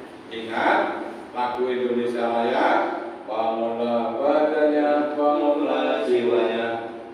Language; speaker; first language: Indonesian; non-native, local second language; Javanese